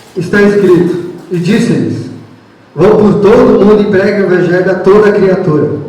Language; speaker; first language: Portuguese; native; Portuguese